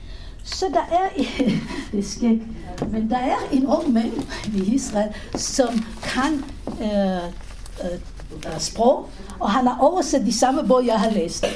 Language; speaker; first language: Danish; non-native, fluent; Hebrew